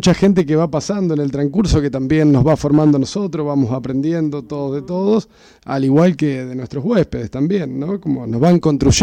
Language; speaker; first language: Spanish; native; Spanish